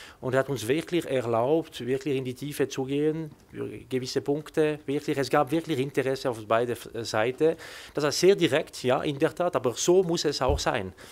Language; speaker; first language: German; non-native, local second language; French